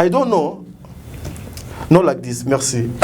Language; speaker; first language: English; non-native, learner; Lingala